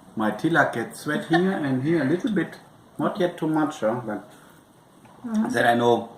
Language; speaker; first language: English; non-native, fluent; German